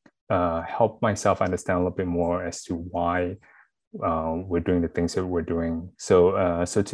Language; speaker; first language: English; non-native, local second language; Chinese